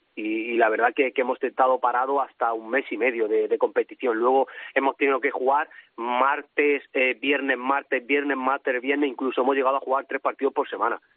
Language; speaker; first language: Spanish; native; Spanish